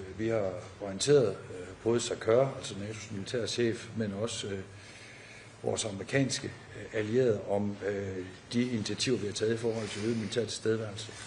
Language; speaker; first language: Danish; native; Danish